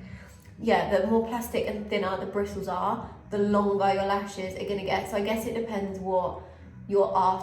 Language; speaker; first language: English; native; English